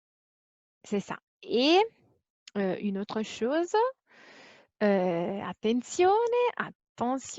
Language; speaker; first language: French; non-native, fluent; Italian